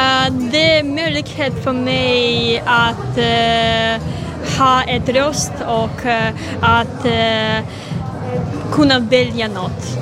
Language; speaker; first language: Swedish; non-native, learner; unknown